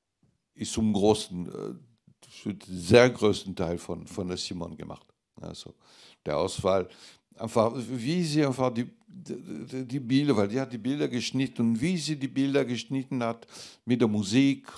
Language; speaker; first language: German; non-native, fluent; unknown